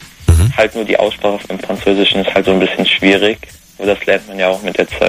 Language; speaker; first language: German; native; German